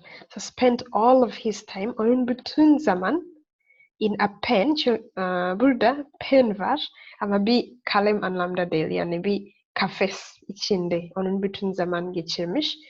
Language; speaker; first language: Turkish; non-native, learner; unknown